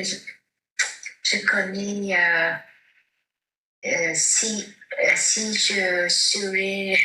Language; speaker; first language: French; non-native, learner; Vietnamese